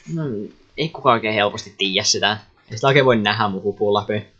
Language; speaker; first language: Finnish; native; Finnish